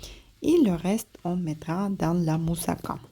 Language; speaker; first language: French; non-native, fluent; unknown